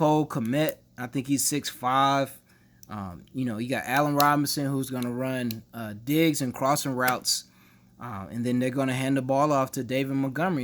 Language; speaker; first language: English; native; English